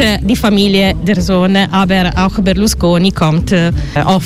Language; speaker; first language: German; non-native, learner; Italian